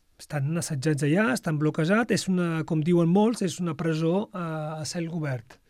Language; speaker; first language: Catalan; non-native, fluent; Arabic